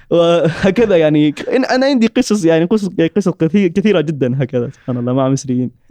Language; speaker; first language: Arabic; non-native, learner; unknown